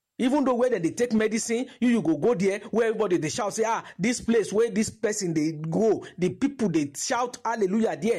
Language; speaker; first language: Nigerian Pidgin; non-native, local second language; Yoruba